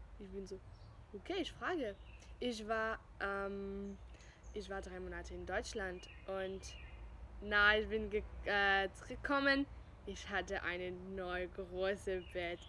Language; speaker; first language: German; non-native, fluent; French